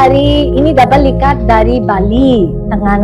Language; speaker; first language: Indonesian; non-native, learner; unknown